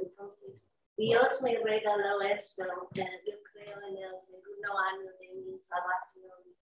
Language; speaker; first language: Spanish; non-native, learner; English